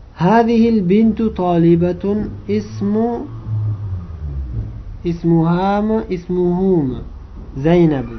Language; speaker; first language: Arabic; non-native, fluent; Uzbek